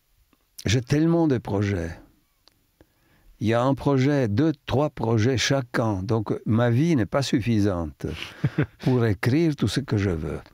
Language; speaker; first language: French; non-native, fluent; Italian